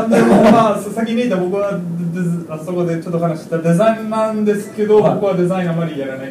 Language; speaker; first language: Japanese; non-native, fluent; Spanish